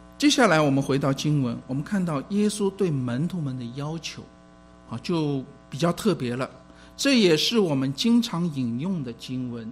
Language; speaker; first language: Chinese; native; Chinese